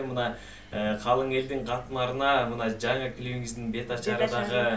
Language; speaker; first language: Kyrgyz; native; Kyrgyz